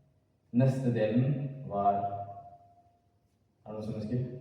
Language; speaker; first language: Norwegian; early bilingual, other home language; Amharic